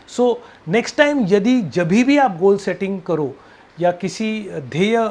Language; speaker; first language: Hindi; non-native, local second language; Marathi